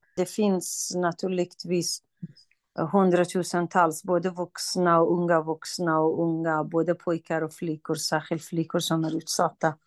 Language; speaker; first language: Swedish; non-native, fluent; Kurdish